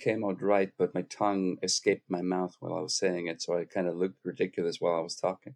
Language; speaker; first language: English; non-native, fluent; Icelandic